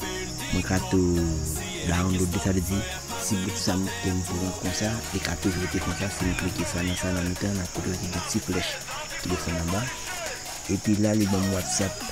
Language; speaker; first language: French; non-native, learner; Haitian Creole